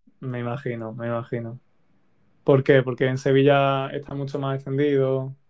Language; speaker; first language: Spanish; native; Spanish